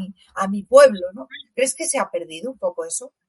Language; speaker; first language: Spanish; native; Spanish